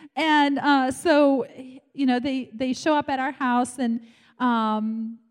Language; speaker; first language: English; non-native, fluent; Romanian